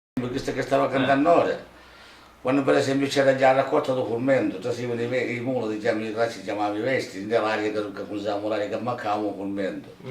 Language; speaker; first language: Italian; non-native, local second language; Sicilian